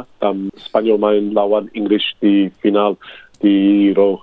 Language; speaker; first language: Indonesian; non-native, fluent; English